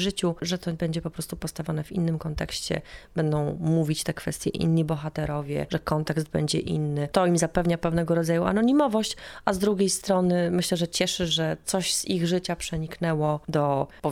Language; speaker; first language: Polish; native; Polish